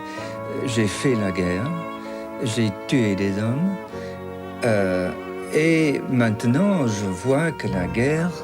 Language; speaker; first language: French; non-native, fluent; English